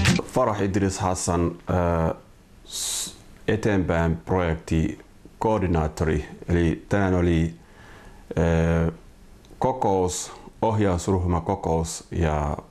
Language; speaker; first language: Finnish; non-native, fluent; Somali